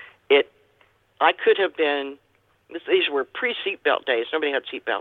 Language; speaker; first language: English; native; English